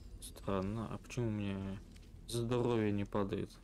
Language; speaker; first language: Russian; native; Russian